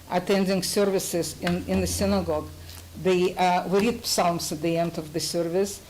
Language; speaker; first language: English; non-native, fluent; Russian